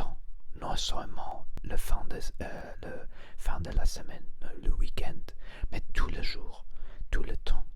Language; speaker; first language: French; non-native, learner; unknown